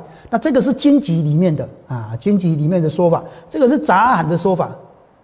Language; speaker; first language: Chinese; native; Chinese